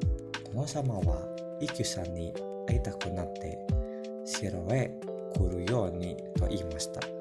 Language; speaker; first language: Japanese; non-native, learner; Indonesian